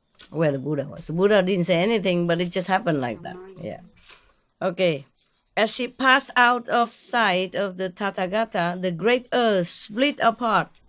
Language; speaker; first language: English; non-native, fluent; Vietnamese